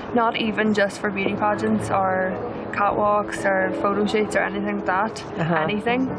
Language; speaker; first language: English; native; English